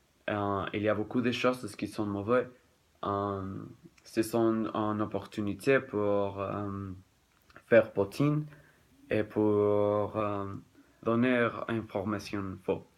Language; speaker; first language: French; non-native, learner; Spanish